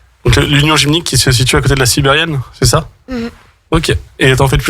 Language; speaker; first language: French; native; French